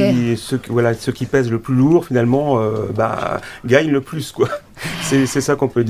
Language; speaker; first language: French; native; French